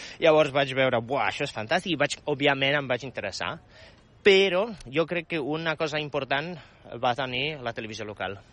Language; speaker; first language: Catalan; non-native, fluent; Polish